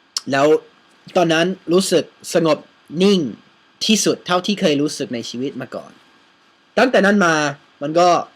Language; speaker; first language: Thai; non-native, fluent; English